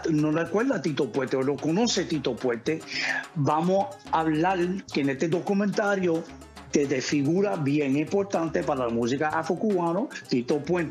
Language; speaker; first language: Spanish; early bilingual, heritage; English